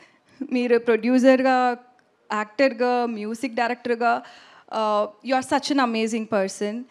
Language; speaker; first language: Telugu; non-native, learner; Tamil